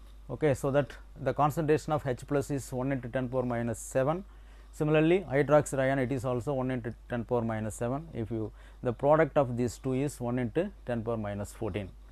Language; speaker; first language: English; non-native, local second language; Tamil